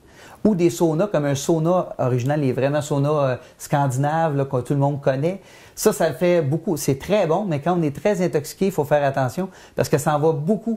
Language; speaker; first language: French; native; French